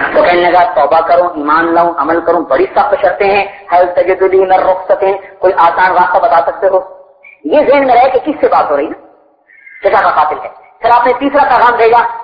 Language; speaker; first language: Urdu; non-native, local second language; Punjabi